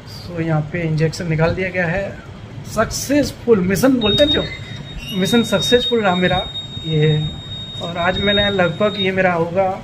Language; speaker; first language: Hindi; non-native, local second language; Gujarati